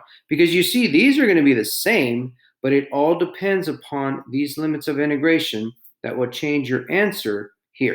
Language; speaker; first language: English; native; English